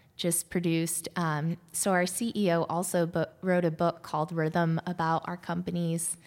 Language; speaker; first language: English; native; English